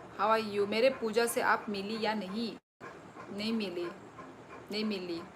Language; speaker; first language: Hindi; non-native, local second language; Kok Borok